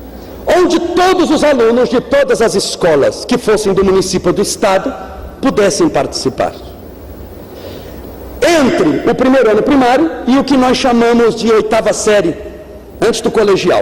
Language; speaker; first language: Portuguese; native; Portuguese